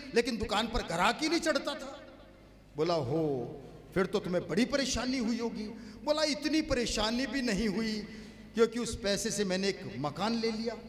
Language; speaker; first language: Hindi; native; Hindi